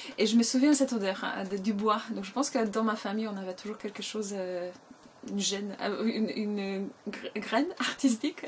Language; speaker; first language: French; non-native, fluent; Polish